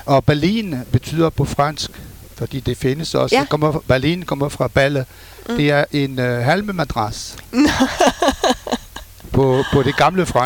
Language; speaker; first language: Danish; non-native, fluent; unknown